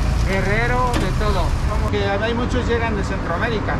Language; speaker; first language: Spanish; native; Spanish